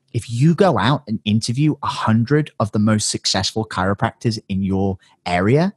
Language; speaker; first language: English; native; English